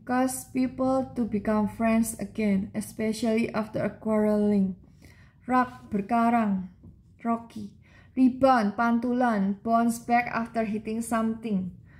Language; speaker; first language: English; non-native, learner; Indonesian